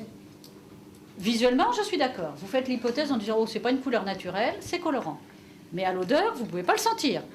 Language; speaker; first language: French; native; French